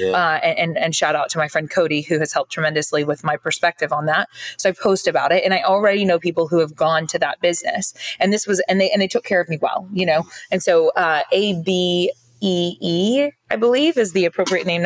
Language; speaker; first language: English; native; English